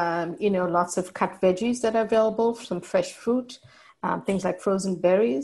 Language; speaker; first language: English; native; English